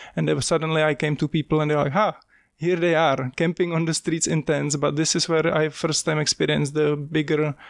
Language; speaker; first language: English; non-native, fluent; Czech